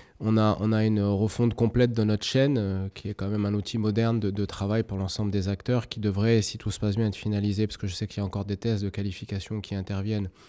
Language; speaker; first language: French; native; French